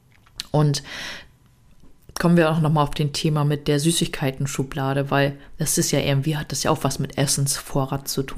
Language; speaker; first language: German; native; German